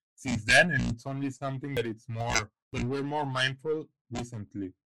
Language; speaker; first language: English; non-native, fluent; Spanish